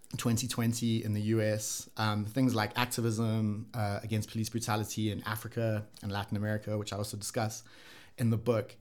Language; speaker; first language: English; native; English